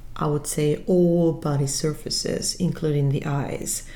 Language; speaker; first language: English; non-native, fluent; Italian